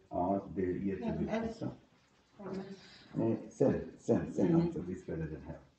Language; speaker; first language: Swedish; non-native, learner; Arabic